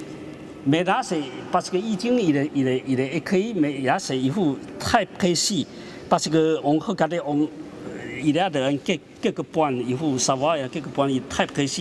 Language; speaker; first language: French; non-native, learner; Chinese